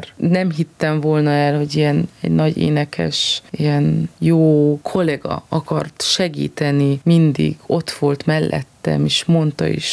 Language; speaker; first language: Hungarian; non-native, fluent; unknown